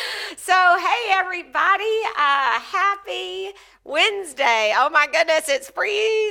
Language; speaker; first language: English; native; English